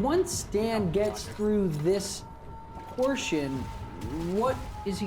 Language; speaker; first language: English; native; English